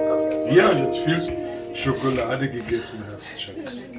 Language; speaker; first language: German; native; German